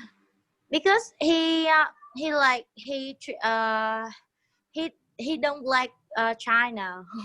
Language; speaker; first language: English; non-native, learner; Vietnamese